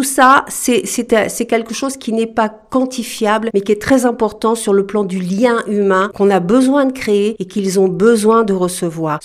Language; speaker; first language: French; native; French